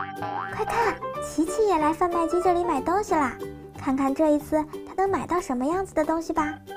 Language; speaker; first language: Chinese; native; Chinese